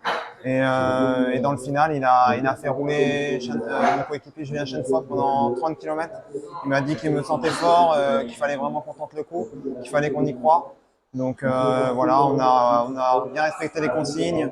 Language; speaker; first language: French; native; French